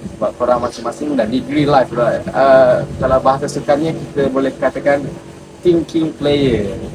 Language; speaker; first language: Malay; native; Malay